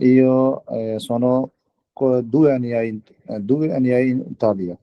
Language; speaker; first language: Italian; non-native, learner; Urdu